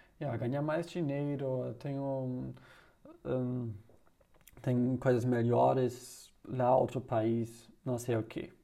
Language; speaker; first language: Portuguese; non-native, learner; German